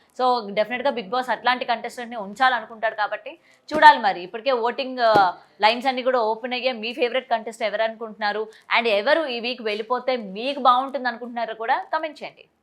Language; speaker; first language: Telugu; native; Telugu